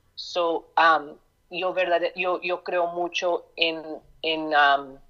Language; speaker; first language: Spanish; early bilingual, heritage; Spanish